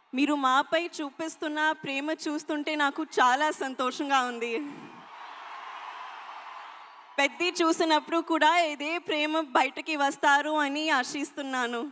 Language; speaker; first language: Telugu; non-native, learner; Hindi